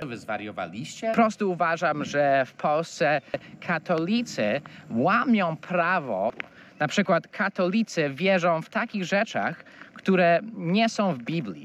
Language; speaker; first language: Polish; non-native, fluent; English